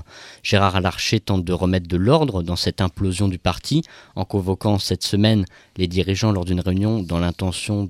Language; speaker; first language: French; native; French